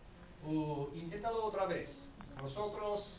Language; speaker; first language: Spanish; non-native, fluent; English